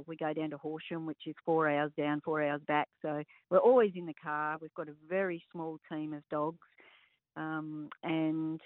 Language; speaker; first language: English; native; English